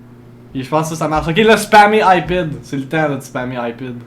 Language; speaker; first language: French; native; French